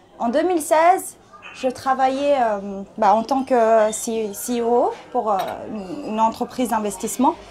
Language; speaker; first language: French; early bilingual, other home language; Thai